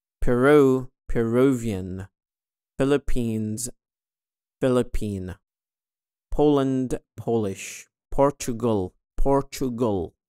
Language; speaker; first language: English; non-native, fluent; Arabic